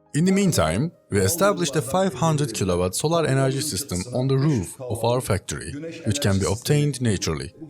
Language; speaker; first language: English; non-native, fluent; Turkish